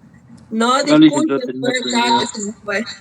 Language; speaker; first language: Spanish; native; Spanish